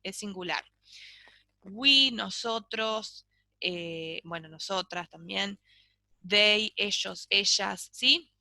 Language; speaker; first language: Spanish; native; Spanish